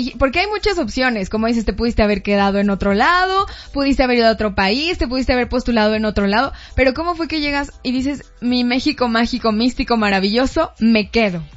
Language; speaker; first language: Spanish; native; Spanish